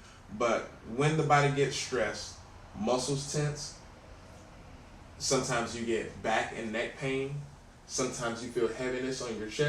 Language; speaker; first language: English; native; English